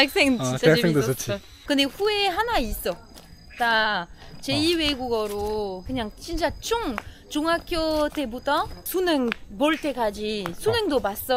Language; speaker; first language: Korean; non-native, fluent; French